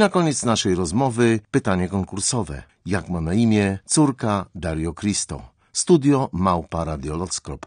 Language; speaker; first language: Polish; native; Polish